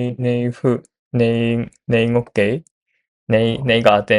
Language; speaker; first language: Cantonese; non-native, learner; Japanese